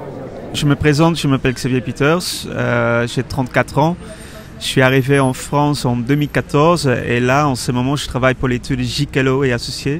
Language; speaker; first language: French; non-native, fluent; Dutch